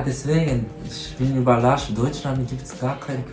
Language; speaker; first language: German; non-native, learner; Japanese